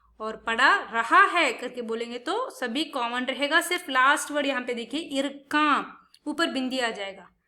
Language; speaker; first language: Hindi; non-native, local second language; Tamil